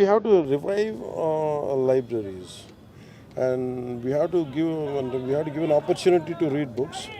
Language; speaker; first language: English; non-native, local second language; Telugu